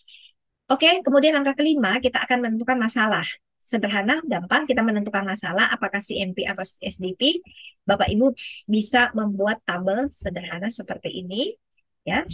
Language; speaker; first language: Indonesian; native; Indonesian